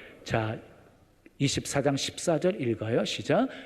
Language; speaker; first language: Korean; native; Korean